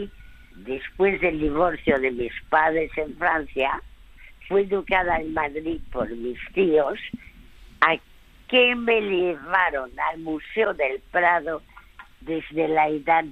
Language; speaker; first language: Spanish; early bilingual, other home language; French